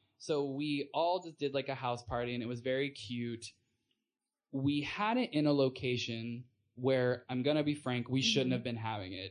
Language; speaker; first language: English; native; English